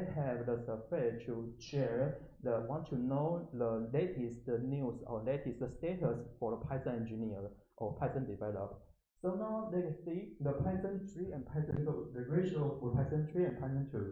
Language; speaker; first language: English; non-native, learner; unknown